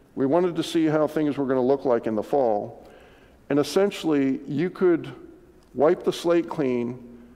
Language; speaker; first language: English; native; English